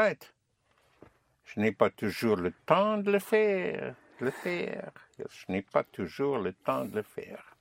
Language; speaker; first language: French; non-native, fluent; English